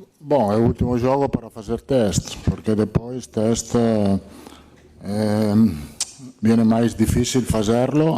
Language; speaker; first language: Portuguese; non-native, fluent; Italian